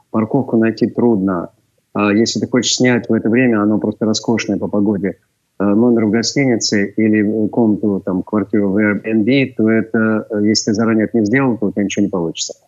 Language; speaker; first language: Russian; native; Russian